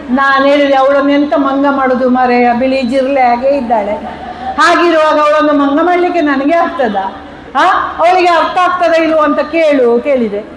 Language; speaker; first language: Kannada; non-native, local second language; Konkani